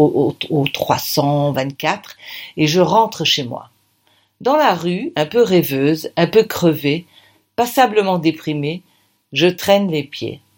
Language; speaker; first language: French; native; French